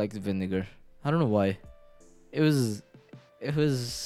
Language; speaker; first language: English; non-native, local second language; Filipino